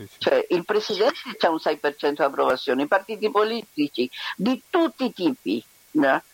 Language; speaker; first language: Italian; non-native, fluent; Spanish